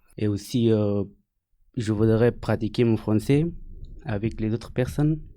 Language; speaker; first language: French; non-native, learner; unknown